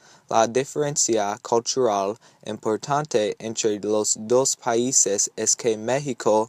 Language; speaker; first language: Spanish; non-native, learner; English